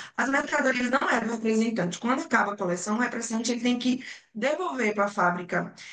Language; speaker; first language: Portuguese; native; Portuguese